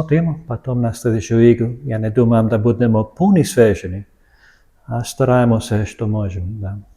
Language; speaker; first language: Russian; non-native, learner; Serbian